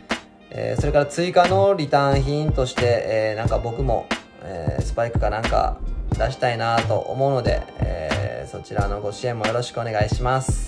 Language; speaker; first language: Japanese; native; Japanese